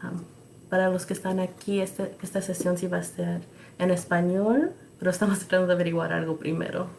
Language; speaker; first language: Spanish; early bilingual, other home language; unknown